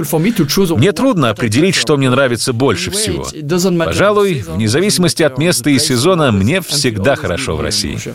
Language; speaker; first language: Russian; non-native, learner; French